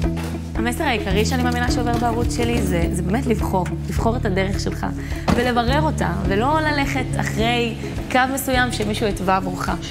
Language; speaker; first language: Hebrew; native; Hebrew